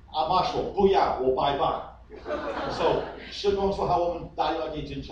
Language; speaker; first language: Chinese; non-native, fluent; English